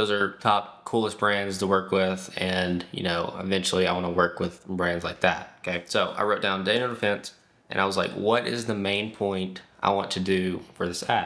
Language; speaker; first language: English; native; English